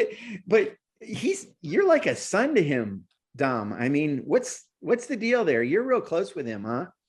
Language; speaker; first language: English; native; English